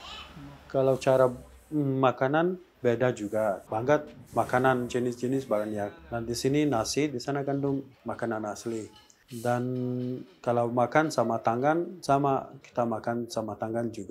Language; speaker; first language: Indonesian; non-native, learner; Persian